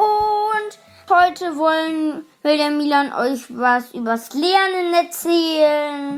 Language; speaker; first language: German; native; German